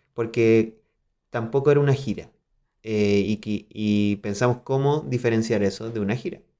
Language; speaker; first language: Spanish; native; Spanish